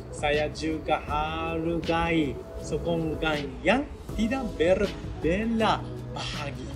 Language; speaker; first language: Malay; non-native, learner; Japanese